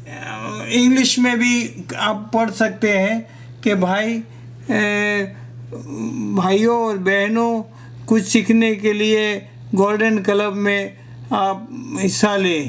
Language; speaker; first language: Hindi; non-native, local second language; Gujarati